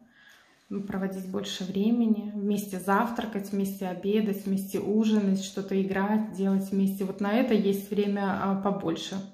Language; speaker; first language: Russian; native; Russian